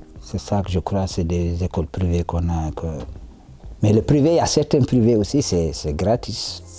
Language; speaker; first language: French; non-native, local second language; Wolof